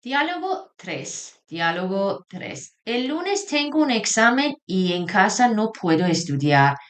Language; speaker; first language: Spanish; non-native, fluent; Persian